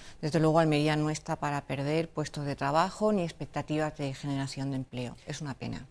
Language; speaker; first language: Spanish; native; Spanish